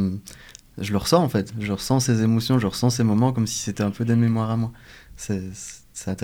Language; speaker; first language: French; native; French